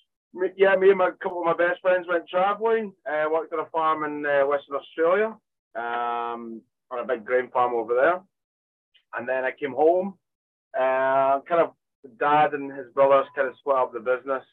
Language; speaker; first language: English; native; English